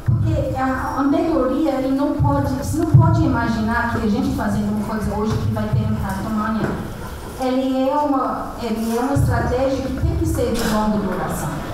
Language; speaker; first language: Portuguese; non-native, fluent; English